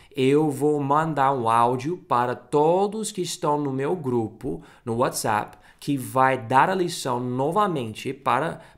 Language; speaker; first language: Portuguese; non-native, fluent; English